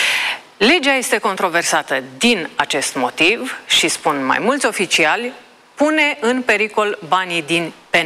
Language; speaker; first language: Romanian; native; Romanian